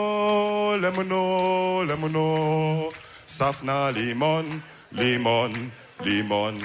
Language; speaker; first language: German; early bilingual, other home language; Wolof